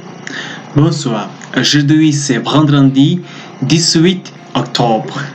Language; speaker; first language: French; non-native, learner; Spanish